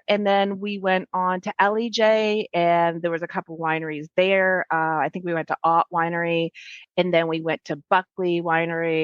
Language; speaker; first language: English; native; English